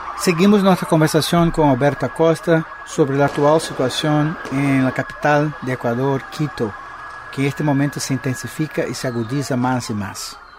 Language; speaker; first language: Spanish; non-native, learner; Portuguese